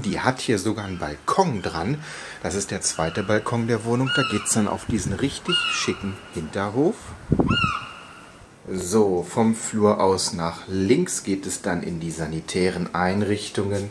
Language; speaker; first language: German; native; German